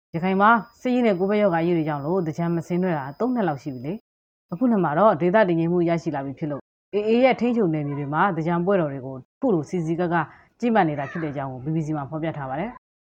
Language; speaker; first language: Burmese; native; Burmese